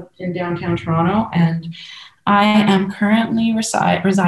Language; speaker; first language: English; native; English